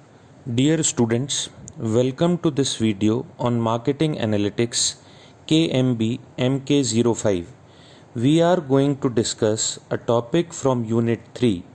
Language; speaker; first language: English; non-native, local second language; Hindi